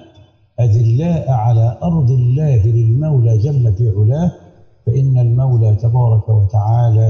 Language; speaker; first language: Arabic; native; Arabic